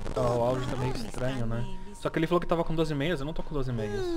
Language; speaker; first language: Portuguese; native; Portuguese